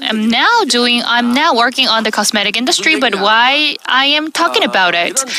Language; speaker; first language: English; non-native, fluent; Korean